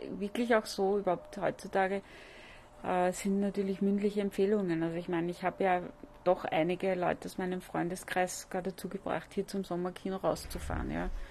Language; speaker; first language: German; native; German